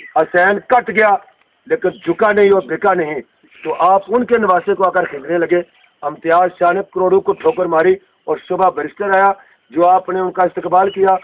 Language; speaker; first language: Urdu; non-native, local second language; Pahari-Potwari